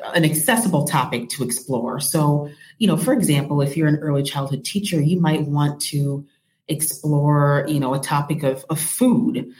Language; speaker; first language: English; native; English